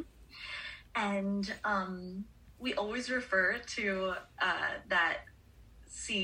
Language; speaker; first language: English; native; English